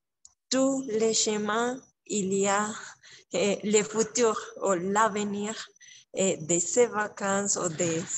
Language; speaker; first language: French; non-native, learner; Spanish